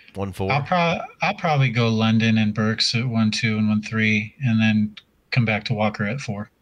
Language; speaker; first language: English; native; English